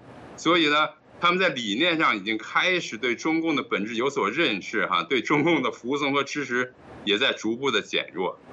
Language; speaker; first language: Chinese; native; Chinese